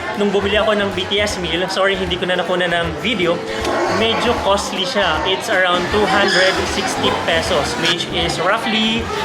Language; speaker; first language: Filipino; native; Filipino